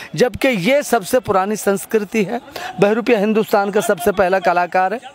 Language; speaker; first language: Hindi; non-native, local second language; Gujarati